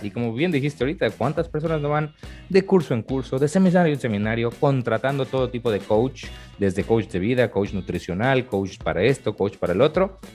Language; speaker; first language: Spanish; native; Spanish